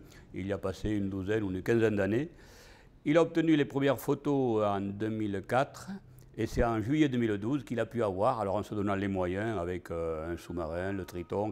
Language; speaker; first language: French; native; French